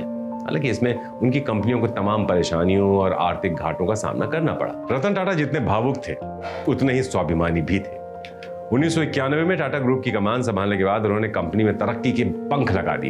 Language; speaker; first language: Hindi; native; Hindi